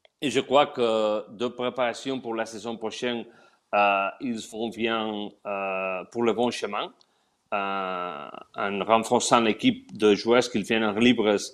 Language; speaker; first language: French; non-native, learner; Spanish